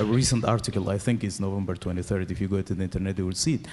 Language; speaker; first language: English; non-native, fluent; Arabic